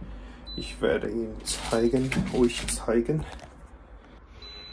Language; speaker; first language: German; non-native, learner; Korean